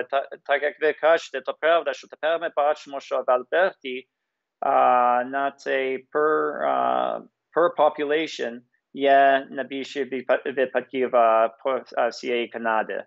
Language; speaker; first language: Ukrainian; early bilingual, heritage; English